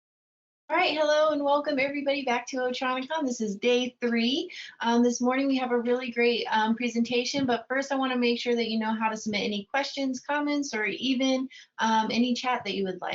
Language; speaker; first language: English; native; English